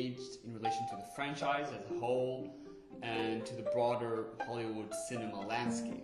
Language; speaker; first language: English; non-native, fluent; Portuguese